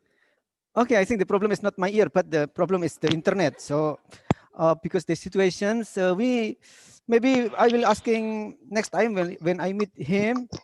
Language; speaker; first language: English; non-native, learner; Indonesian